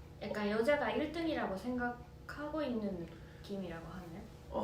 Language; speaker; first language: Korean; non-native, fluent; Japanese